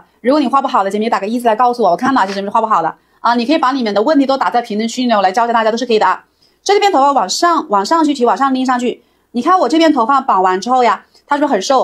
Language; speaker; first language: Chinese; native; Chinese